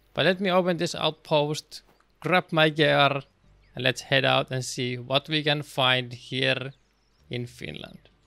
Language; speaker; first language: English; non-native, fluent; Finnish